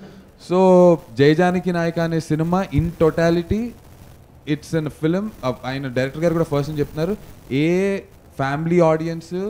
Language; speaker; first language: Telugu; native; Telugu